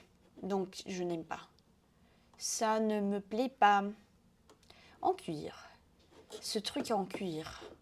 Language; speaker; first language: French; non-native, fluent; Russian